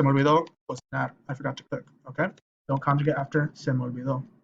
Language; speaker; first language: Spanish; non-native, fluent; English